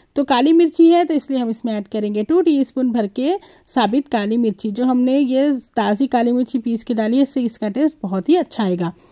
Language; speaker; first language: Hindi; native; Hindi